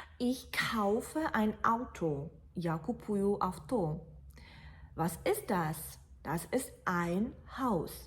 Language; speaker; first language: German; non-native, fluent; Ukrainian